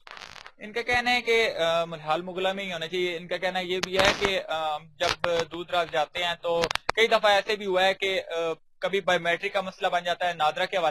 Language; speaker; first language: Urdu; non-native, local second language; Punjabi